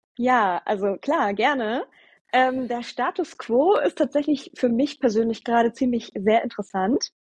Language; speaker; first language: German; early bilingual, other home language; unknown